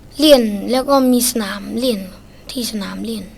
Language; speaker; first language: Thai; non-native, learner; Shan